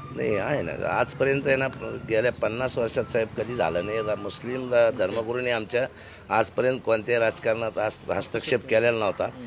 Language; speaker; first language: Marathi; non-native, local second language; Urdu